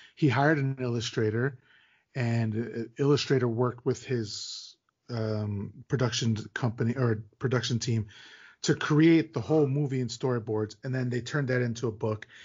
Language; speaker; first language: English; native; English